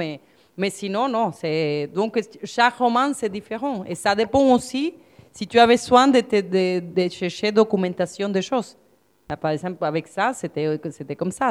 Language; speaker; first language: French; non-native, fluent; Spanish